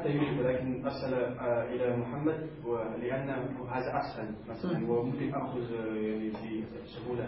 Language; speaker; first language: Arabic; non-native, learner; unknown